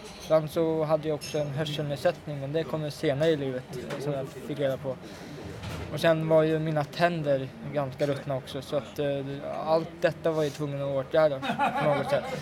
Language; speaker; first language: Swedish; early bilingual, other home language; Russian